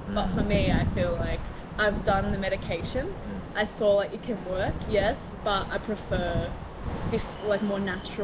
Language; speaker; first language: English; non-native, fluent; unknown